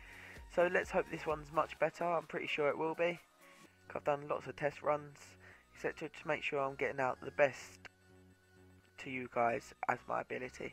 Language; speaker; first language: English; native; English